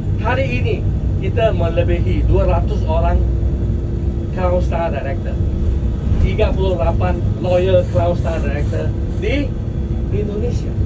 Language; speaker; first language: Malay; non-native, local second language; Chinese